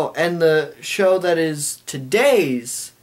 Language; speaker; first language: English; native; English